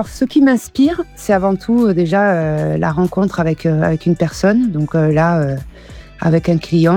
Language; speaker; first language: French; early bilingual, other home language; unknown